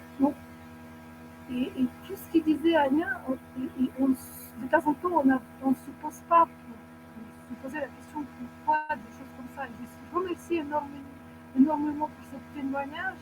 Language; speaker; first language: French; non-native, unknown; Ukrainian